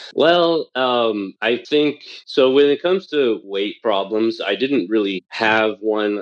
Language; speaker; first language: English; early bilingual, other home language; Chinese